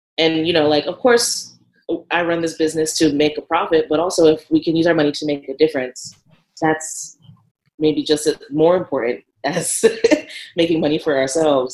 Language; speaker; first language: English; native; English